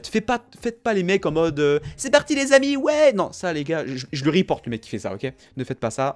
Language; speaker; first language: French; native; French